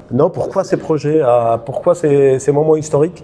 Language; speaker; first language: French; non-native, fluent; Spanish